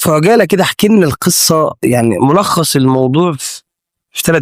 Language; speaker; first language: Arabic; native; Arabic